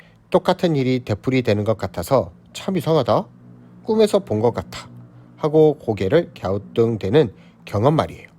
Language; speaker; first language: Korean; native; Korean